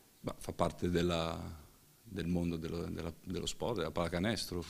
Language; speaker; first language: Italian; native; Italian